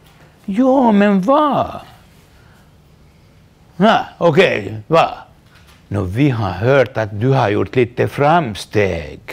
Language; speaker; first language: Swedish; non-native, local second language; Finnish